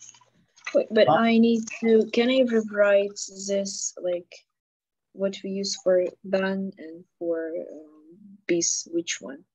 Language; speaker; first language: English; non-native, fluent; Ukrainian